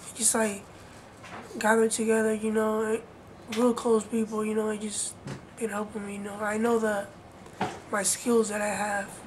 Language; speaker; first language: English; early bilingual, other home language; Spanish